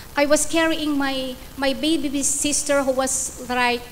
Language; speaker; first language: English; non-native, local second language; Iloko